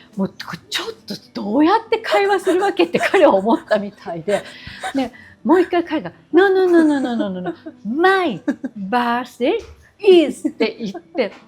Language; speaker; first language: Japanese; native; Japanese